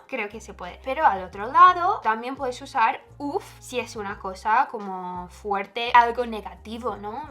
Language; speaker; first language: Spanish; non-native, fluent; English